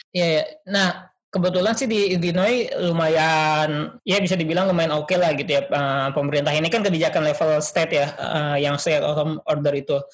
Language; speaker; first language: Indonesian; native; Indonesian